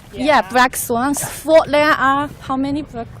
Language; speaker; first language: English; non-native, fluent; Chinese